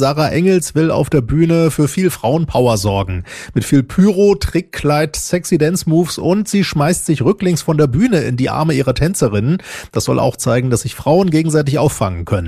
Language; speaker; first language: German; native; German